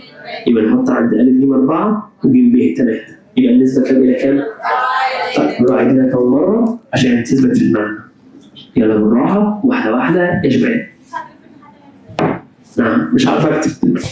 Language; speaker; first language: Arabic; native; Arabic